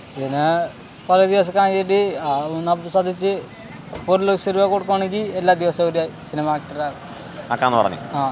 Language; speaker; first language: Malayalam; non-native, local second language; Odia